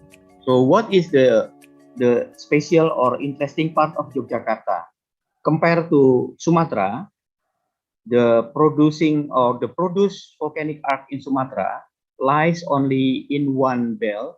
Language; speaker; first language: English; non-native, fluent; Indonesian